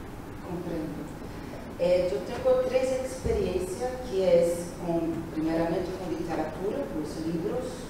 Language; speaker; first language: Spanish; non-native, learner; Portuguese